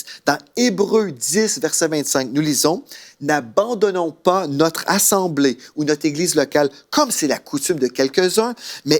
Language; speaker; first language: French; native; French